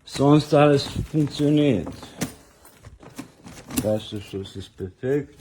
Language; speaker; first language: German; non-native, learner; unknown